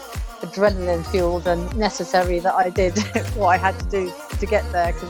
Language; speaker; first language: English; native; English